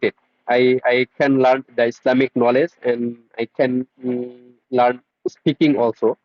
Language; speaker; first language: English; non-native, learner; Bangla